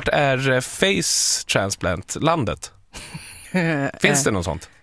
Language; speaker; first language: Swedish; native; Swedish